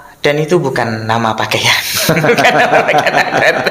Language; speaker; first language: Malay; non-native, local second language; Madurese